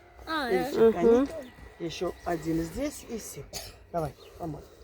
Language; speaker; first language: Russian; non-native, fluent; Armenian